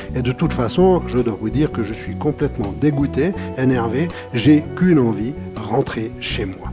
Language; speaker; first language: French; native; French